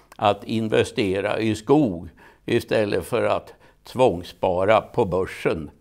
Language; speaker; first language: Swedish; native; Swedish